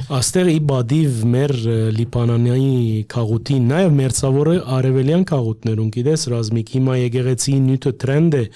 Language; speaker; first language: Armenian; early bilingual, heritage; Armenian